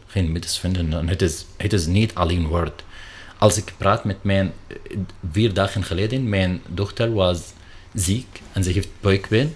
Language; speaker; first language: Dutch; non-native, learner; Arabic